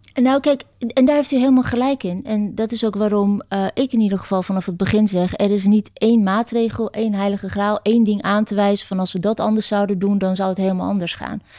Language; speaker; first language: Dutch; early bilingual, other home language; Turkish